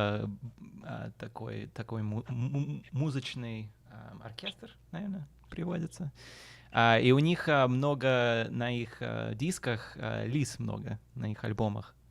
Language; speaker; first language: Russian; early bilingual, heritage; Russian